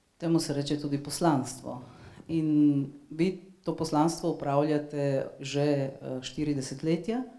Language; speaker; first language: Slovenian; native; Slovenian